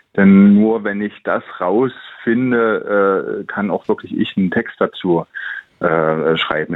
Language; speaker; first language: German; native; German